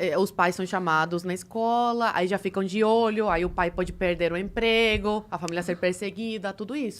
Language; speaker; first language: Portuguese; early bilingual, other home language; Spanish